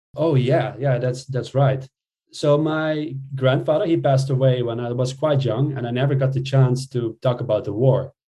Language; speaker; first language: English; non-native, fluent; Dutch